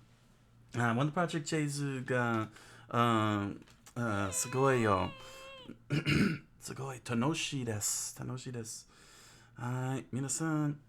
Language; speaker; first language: Japanese; non-native, learner; English